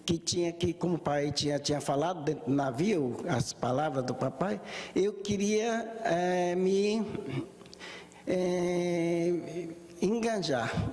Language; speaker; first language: Portuguese; early bilingual, other home language; Japanese